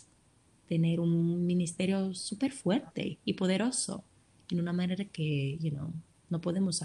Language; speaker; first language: Spanish; early bilingual, heritage; Spanish